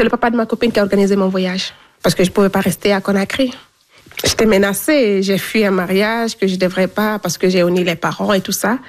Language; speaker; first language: French; non-native, local second language; Fula